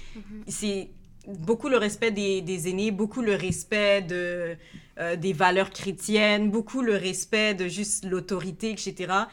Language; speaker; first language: French; native; French